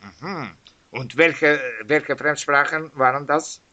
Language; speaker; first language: German; non-native, learner; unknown